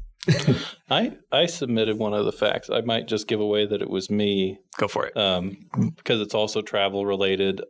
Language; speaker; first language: English; native; English